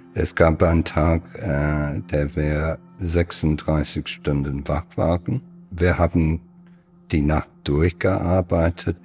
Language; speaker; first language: German; non-native, fluent; English